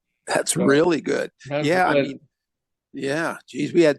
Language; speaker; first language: English; native; English